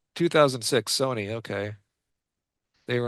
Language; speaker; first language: English; native; English